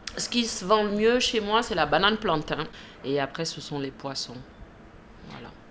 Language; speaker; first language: French; early bilingual, other home language; Mandingo